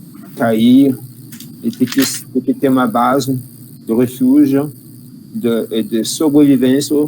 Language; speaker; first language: Portuguese; non-native, learner; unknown